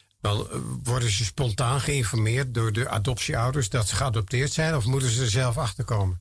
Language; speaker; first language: Dutch; native; Dutch